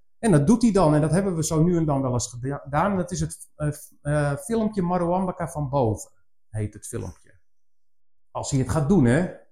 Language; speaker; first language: Dutch; native; Dutch